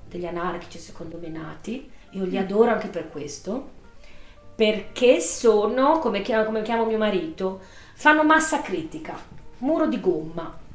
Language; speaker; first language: Italian; native; Italian